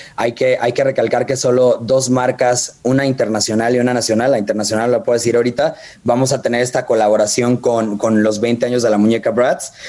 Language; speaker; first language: Spanish; native; Spanish